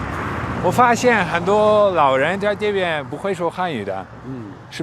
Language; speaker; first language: Chinese; non-native, fluent; Dutch